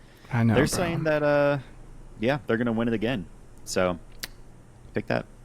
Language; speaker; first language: English; native; English